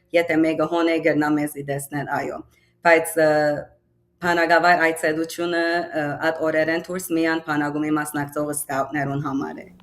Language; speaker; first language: Armenian; early bilingual, heritage; Armenian